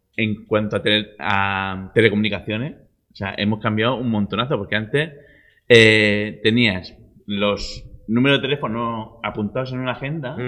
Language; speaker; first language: Spanish; native; Spanish